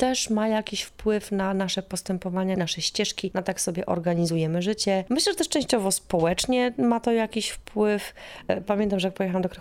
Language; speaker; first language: Polish; native; Polish